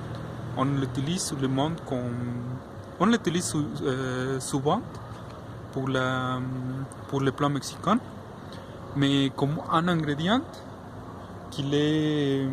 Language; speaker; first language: French; non-native, fluent; Spanish